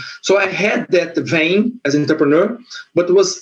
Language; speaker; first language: English; non-native, fluent; Portuguese